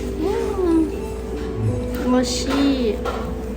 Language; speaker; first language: Japanese; non-native, learner; Thai